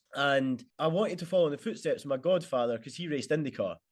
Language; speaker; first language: English; native; English